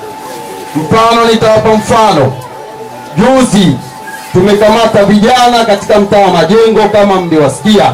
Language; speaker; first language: Swahili; native; Swahili